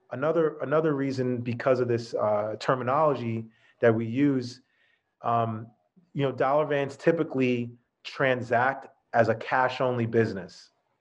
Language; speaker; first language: English; native; English